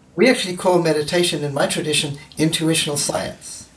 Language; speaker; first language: English; native; English